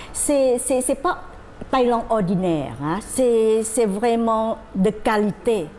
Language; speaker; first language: French; non-native, fluent; Thai